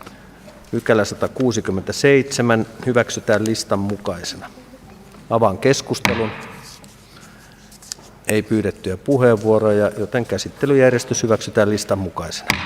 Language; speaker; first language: Finnish; native; Finnish